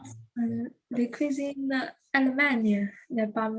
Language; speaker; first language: French; non-native, learner; Chinese